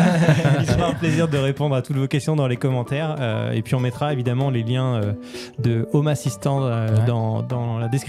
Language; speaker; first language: French; native; French